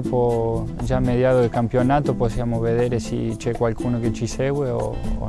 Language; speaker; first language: Italian; non-native, fluent; Spanish